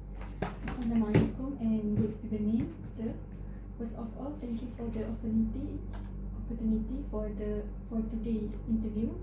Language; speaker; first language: English; non-native, learner; Malay